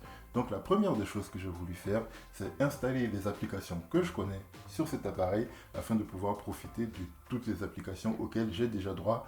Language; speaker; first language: French; native; French